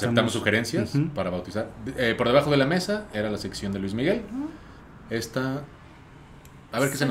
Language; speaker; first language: Spanish; native; Spanish